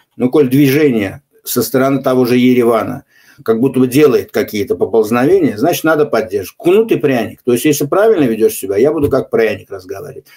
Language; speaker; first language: Russian; non-native, local second language; Azerbaijani